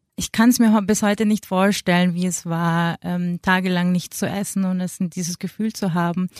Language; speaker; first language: German; early bilingual, other home language; Filipino